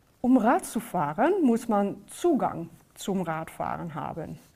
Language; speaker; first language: German; non-native, fluent; Dutch